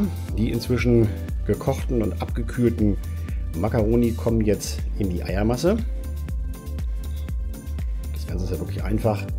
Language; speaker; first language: German; native; German